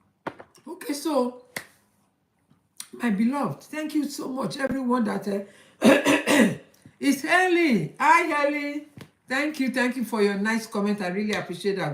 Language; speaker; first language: English; non-native, local second language; Yoruba